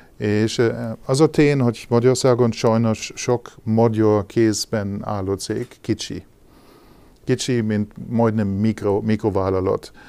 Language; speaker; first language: Hungarian; non-native, learner; German